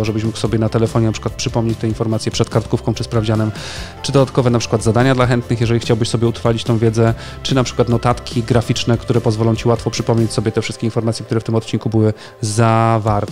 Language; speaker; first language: Polish; native; Polish